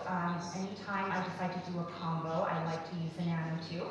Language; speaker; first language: English; native; English